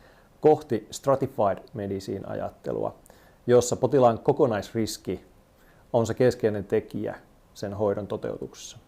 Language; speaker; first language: Finnish; native; Finnish